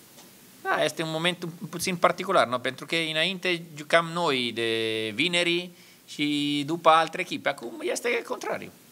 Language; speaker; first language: Romanian; non-native, learner; Italian